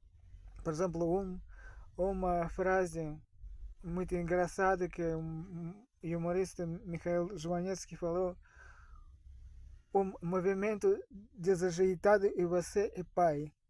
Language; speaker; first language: Portuguese; non-native, fluent; Russian